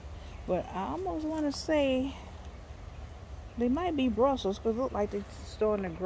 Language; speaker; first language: English; native; English